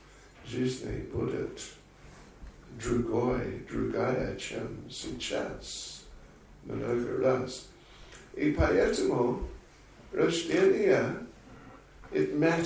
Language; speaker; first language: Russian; non-native, learner; English